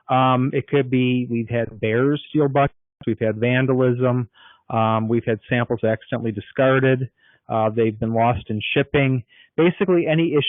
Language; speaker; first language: English; native; English